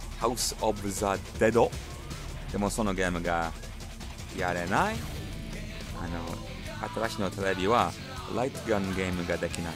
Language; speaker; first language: Japanese; non-native, learner; English